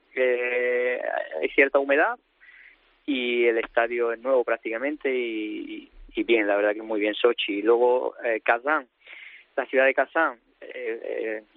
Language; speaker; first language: Spanish; native; Spanish